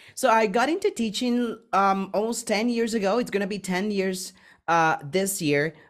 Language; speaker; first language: English; non-native, fluent; Spanish